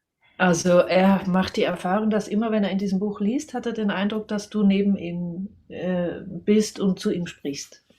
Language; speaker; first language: German; non-native, fluent; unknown